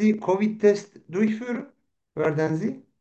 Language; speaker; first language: German; non-native, learner; Turkish